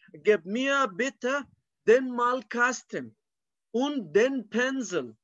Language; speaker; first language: German; non-native, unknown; Arabic